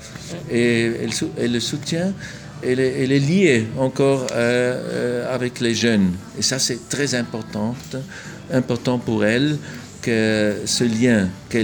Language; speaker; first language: French; non-native, local second language; German